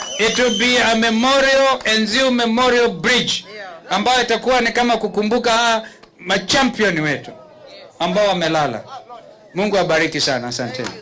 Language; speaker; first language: Swahili; non-native, local second language; Kamba